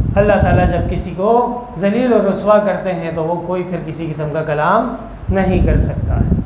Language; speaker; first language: Urdu; non-native, local second language; Pashto